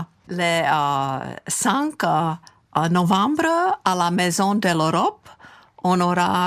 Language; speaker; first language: French; non-native, fluent; Czech